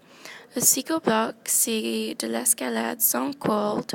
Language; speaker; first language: French; non-native, local second language; English